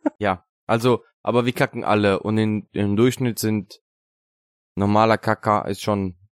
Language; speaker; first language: German; non-native, fluent; Italian